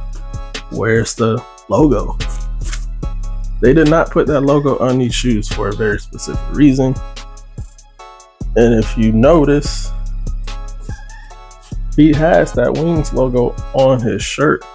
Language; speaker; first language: English; native; English